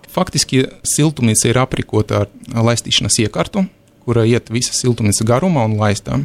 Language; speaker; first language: Latvian; non-native, local second language; Russian